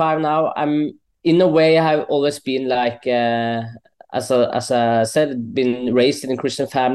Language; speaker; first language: English; non-native, fluent; Norwegian